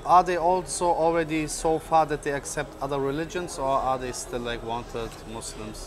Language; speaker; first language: English; non-native, learner; German